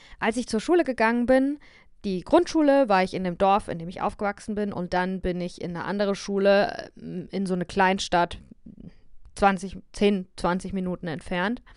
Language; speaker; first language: German; native; German